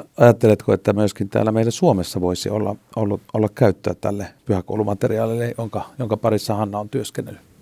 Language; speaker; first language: Finnish; native; Finnish